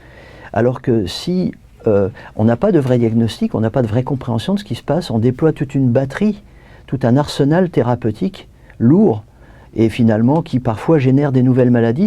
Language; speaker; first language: French; native; French